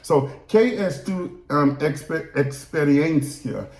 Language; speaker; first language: Spanish; non-native, learner; English